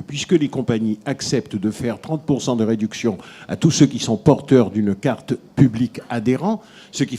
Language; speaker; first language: French; native; French